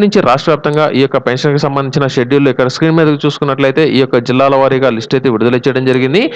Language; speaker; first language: Telugu; native; Telugu